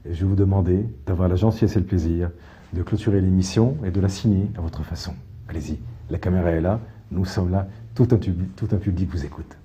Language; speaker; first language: French; non-native, local second language; Arabic